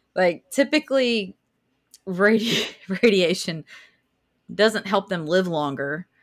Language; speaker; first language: English; native; English